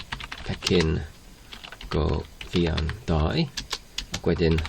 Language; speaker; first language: Welsh; non-native, learner; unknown